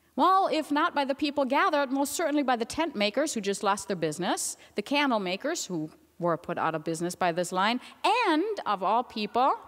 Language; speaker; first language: English; non-native, fluent; German